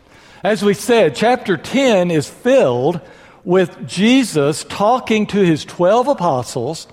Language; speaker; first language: English; native; English